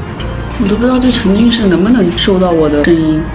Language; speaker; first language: Chinese; native; Chinese